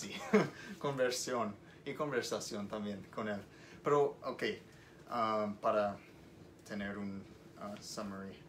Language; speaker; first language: Spanish; non-native, learner; English